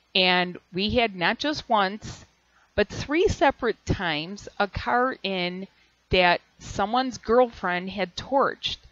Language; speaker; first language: English; native; English